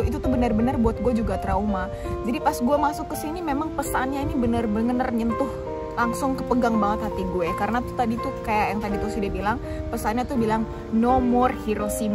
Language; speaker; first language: Indonesian; native; Indonesian